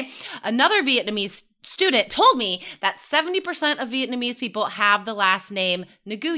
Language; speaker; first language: English; native; English